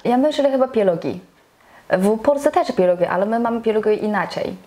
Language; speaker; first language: Polish; non-native, learner; Chinese